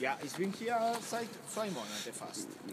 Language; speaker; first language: German; non-native, learner; Spanish